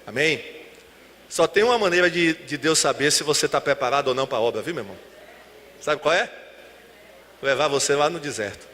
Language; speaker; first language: Portuguese; native; Portuguese